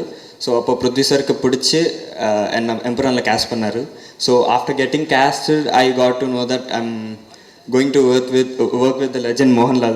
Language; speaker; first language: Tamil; non-native, learner; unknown